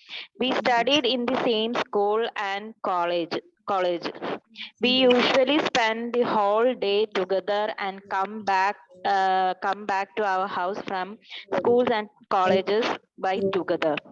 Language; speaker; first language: English; non-native, learner; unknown